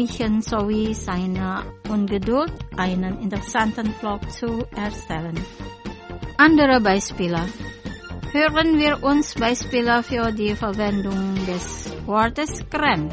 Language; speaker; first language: German; non-native, fluent; Indonesian